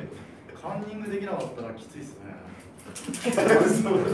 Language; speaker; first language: Japanese; native; Japanese